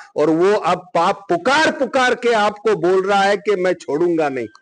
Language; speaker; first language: Hindi; non-native, local second language; Gujarati